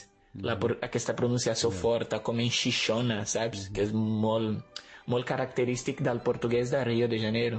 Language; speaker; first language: Catalan; non-native, fluent; Portuguese